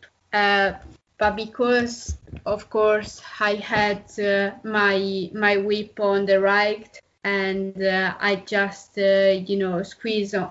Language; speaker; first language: English; non-native, learner; Italian